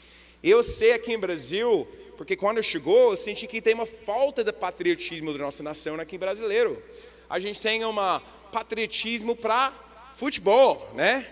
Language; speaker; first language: Portuguese; non-native, learner; English